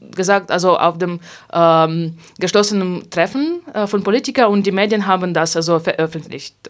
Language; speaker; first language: German; non-native, fluent; Hungarian